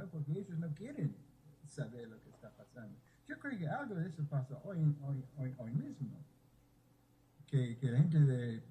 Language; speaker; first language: Spanish; non-native, fluent; English